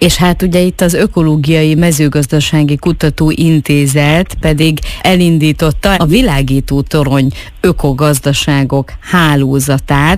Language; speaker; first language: Hungarian; native; Hungarian